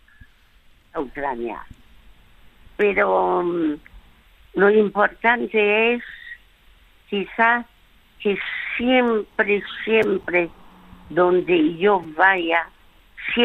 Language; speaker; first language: Spanish; early bilingual, other home language; French